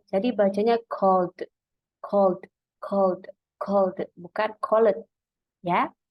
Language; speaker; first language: Indonesian; native; Indonesian